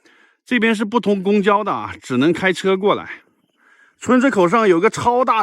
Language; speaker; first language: Chinese; native; Chinese